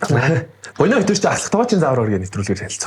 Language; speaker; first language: Mongolian; native; Mongolian